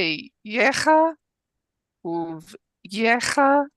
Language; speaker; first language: Hebrew; non-native, learner; English